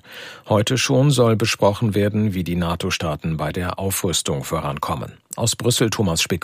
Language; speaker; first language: German; native; German